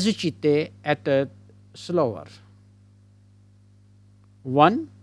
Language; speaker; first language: Russian; non-native, learner; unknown